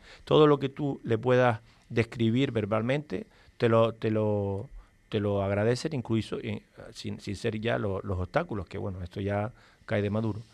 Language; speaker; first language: Spanish; native; Spanish